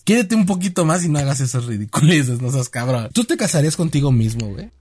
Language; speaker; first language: Spanish; native; Spanish